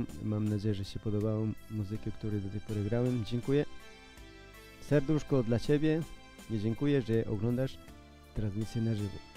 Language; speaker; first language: Polish; non-native, learner; Spanish